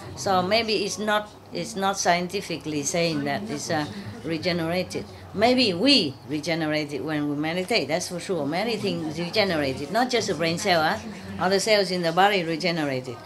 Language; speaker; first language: English; non-native, fluent; Vietnamese